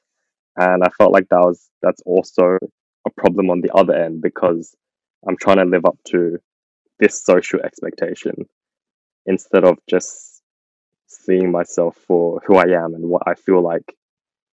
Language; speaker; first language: English; native; English